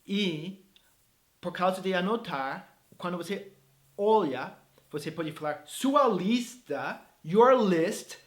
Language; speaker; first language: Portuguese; non-native, fluent; English